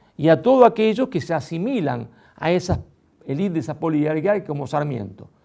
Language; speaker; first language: Spanish; native; Spanish